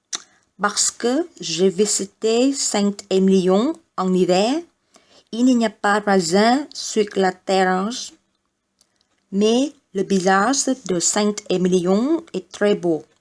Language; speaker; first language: French; non-native, learner; Vietnamese